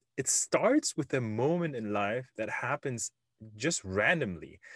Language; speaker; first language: English; non-native, fluent; German